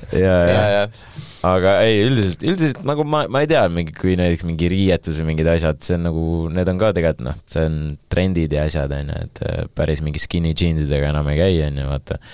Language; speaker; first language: Estonian; non-native, local second language; Russian